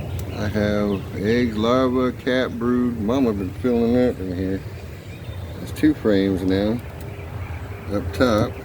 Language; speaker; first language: English; native; English